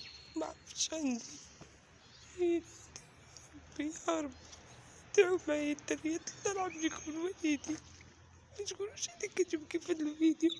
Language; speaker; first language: Arabic; native; Arabic